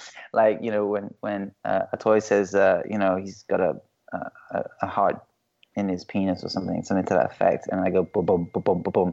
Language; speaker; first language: English; native; English